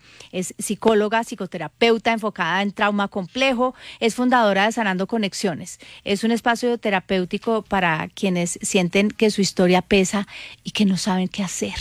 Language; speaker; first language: Spanish; native; Spanish